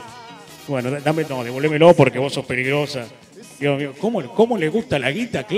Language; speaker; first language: Spanish; native; Spanish